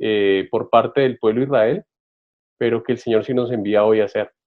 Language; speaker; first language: Spanish; native; Spanish